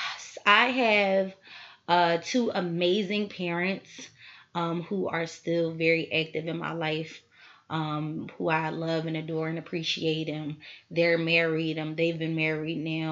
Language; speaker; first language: English; native; English